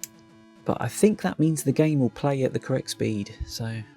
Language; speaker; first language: English; native; English